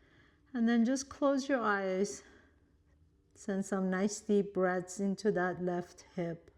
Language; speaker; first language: English; native; English